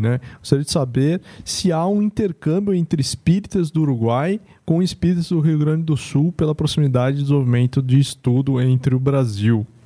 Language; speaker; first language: Portuguese; native; Portuguese